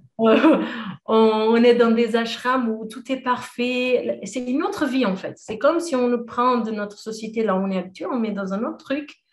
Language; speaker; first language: French; non-native, fluent; Portuguese